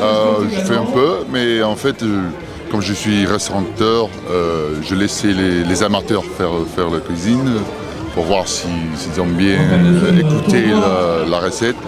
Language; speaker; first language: French; non-native, fluent; English